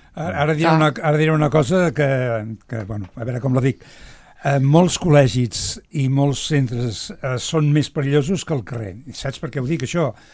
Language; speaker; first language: Catalan; native; Catalan